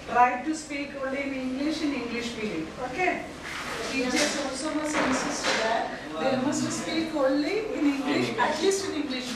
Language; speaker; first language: English; non-native, local second language; Hindi